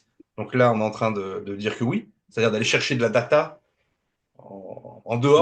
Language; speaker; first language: French; native; French